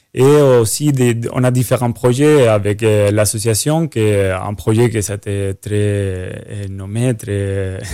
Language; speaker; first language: French; non-native, fluent; Spanish